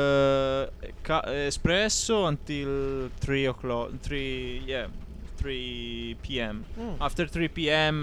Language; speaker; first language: English; non-native, learner; Italian